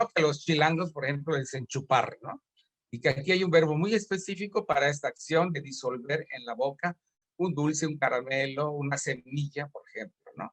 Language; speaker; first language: Spanish; native; Spanish